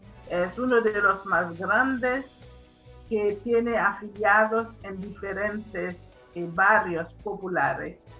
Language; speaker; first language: Spanish; non-native, fluent; Haitian Creole